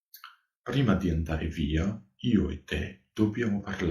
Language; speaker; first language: Italian; non-native, fluent; Georgian